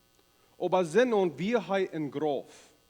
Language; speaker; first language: German; non-native, learner; Plautdietsch